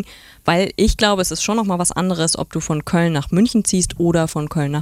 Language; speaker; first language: German; native; German